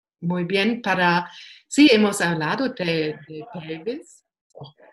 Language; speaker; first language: Spanish; non-native, learner; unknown